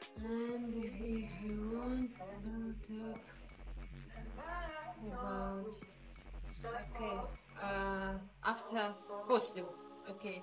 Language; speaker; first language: English; non-native, learner; Russian